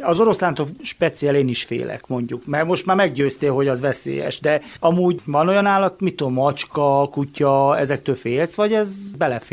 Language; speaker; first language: Hungarian; native; Hungarian